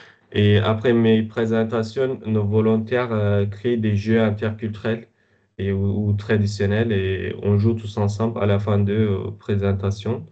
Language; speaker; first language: French; non-native, fluent; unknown